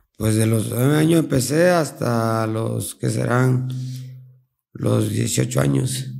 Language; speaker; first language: Spanish; native; Spanish